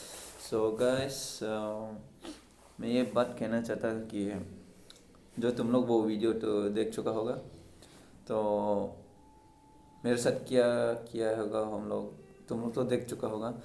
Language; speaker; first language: Hindi; non-native, local second language; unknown